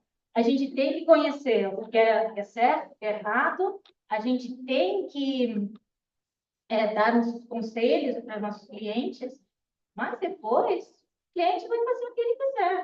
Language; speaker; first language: Portuguese; non-native, fluent; Spanish